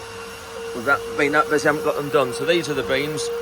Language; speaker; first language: English; native; English